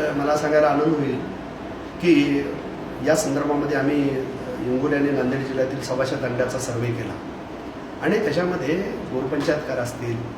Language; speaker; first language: Marathi; non-native, local second language; Lambadi